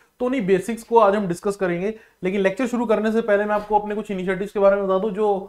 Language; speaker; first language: Hindi; non-native, local second language; Punjabi